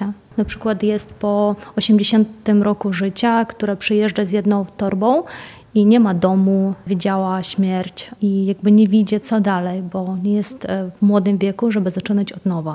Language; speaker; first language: Polish; non-native, fluent; Ukrainian